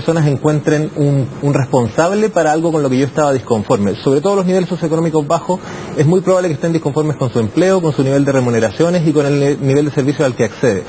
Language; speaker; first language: Spanish; native; Spanish